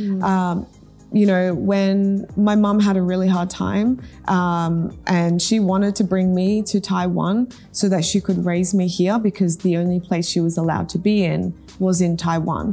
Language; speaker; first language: English; early bilingual, other home language; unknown